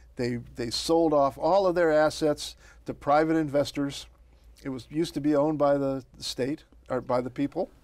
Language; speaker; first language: English; native; English